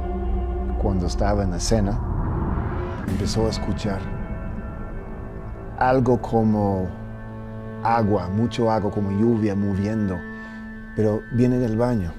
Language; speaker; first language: Spanish; early bilingual, heritage; English